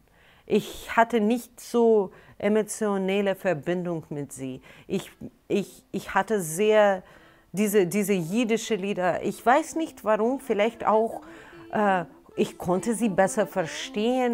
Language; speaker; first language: German; non-native, fluent; Russian